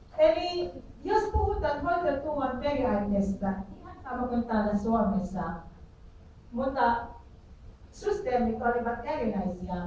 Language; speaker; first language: Finnish; non-native, learner; Filipino